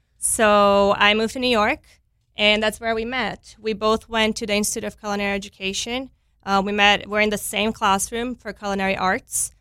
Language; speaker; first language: English; non-native, fluent; Portuguese